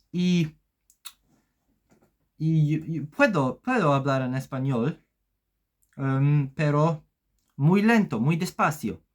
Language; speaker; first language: Spanish; non-native, learner; Polish